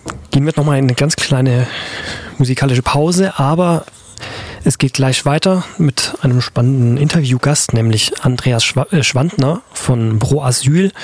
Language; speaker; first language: German; native; German